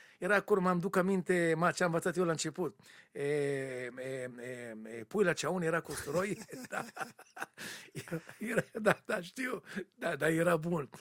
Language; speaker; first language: Romanian; non-native, learner; Hebrew